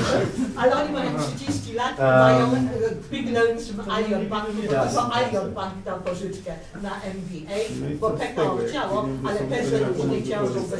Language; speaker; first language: Polish; early bilingual, heritage; Polish